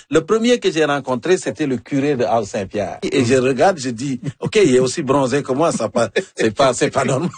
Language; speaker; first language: French; native; French